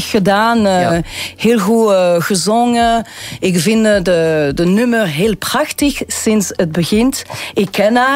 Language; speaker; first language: Dutch; non-native, local second language; French